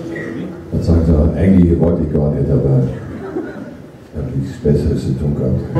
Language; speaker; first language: German; non-native, fluent; Dutch